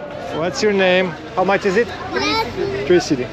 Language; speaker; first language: English; non-native, fluent; Romanian